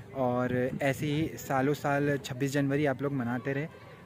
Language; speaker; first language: Hindi; native; Hindi